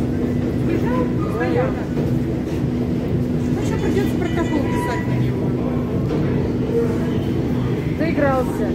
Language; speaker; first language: Russian; native; Russian